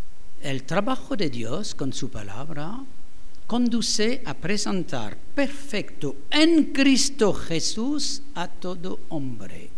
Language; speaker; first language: Spanish; non-native, fluent; French